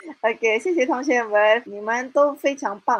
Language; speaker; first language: Chinese; non-native, fluent; Malay